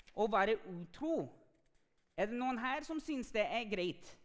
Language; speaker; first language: Norwegian; non-native, fluent; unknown